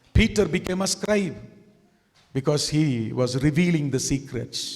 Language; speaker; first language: English; non-native, local second language; Tamil